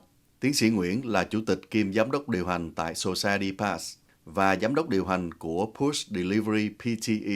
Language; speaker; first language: Vietnamese; native; Vietnamese